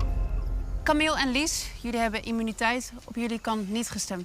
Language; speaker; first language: Dutch; native; Dutch